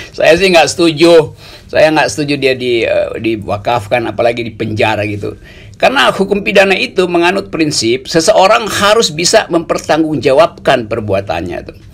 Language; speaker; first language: Indonesian; native; Indonesian